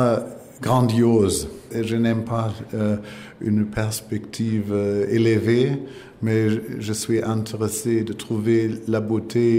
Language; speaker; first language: French; non-native, fluent; German